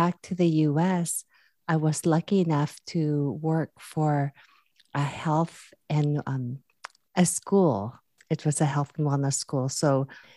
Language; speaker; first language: English; non-native, local second language; Filipino